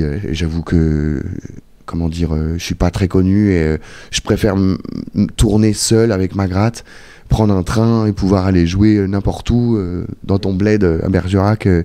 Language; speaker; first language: French; native; French